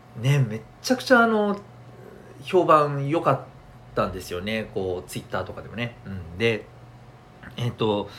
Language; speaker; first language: Japanese; native; Japanese